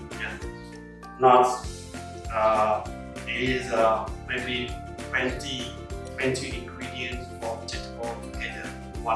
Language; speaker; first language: English; non-native, learner; Khmer